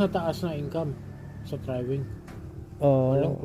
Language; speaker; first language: Filipino; non-native, learner; German